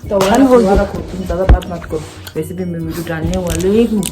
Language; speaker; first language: Hindi; non-native, local second language; Tibetan